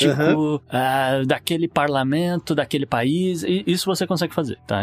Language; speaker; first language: Portuguese; native; Portuguese